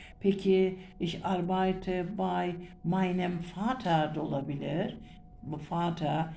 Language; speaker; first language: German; non-native, fluent; Turkish